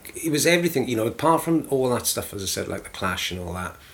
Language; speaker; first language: English; native; English